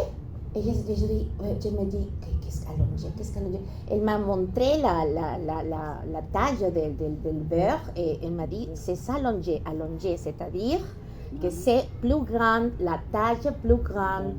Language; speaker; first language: French; non-native, fluent; Spanish